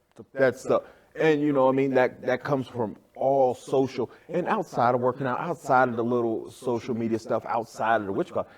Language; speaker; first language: English; native; English